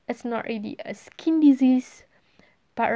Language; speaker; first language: English; non-native, local second language; Malay